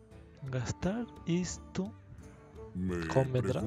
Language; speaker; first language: Spanish; native; Spanish